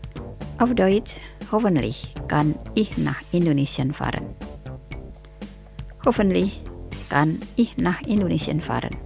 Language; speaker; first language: German; non-native, fluent; Indonesian